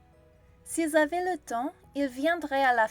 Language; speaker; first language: French; non-native, fluent; English